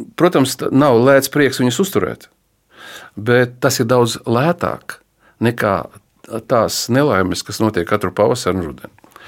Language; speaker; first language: Latvian; native; Latvian